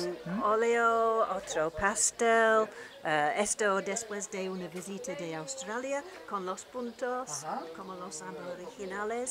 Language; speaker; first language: Spanish; non-native, learner; English